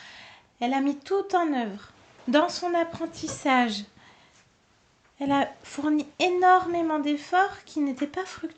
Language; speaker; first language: French; native; French